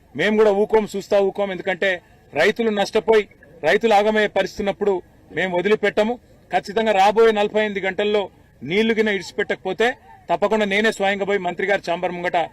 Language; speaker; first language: Telugu; native; Telugu